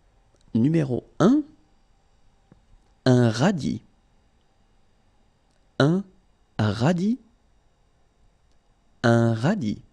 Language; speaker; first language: French; native; French